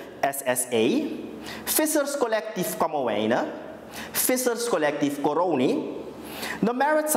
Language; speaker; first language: English; non-native, local second language; Dutch